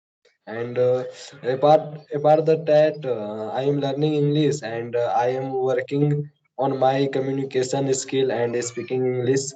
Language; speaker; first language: English; non-native, learner; Hindi